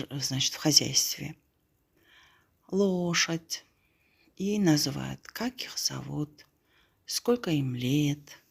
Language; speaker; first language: Russian; non-native, local second language; Kazakh